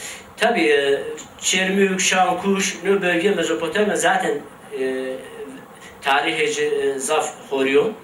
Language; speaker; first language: Turkish; non-native, local second language; Zaza